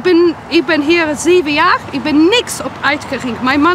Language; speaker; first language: Dutch; non-native, learner; Polish